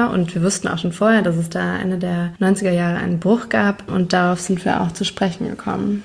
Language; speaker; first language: German; native; German